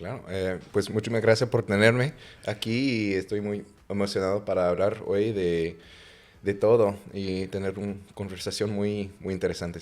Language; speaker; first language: Spanish; non-native, fluent; English